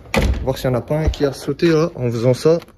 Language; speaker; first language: French; native; French